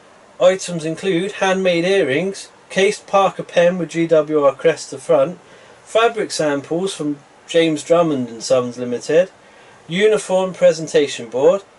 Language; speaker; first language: English; native; English